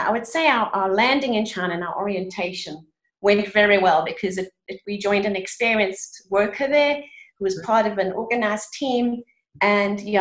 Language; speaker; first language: English; native; English